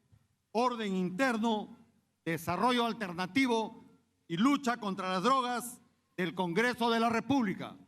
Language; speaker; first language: Spanish; native; Spanish